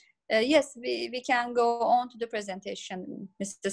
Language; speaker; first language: English; non-native, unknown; Turkish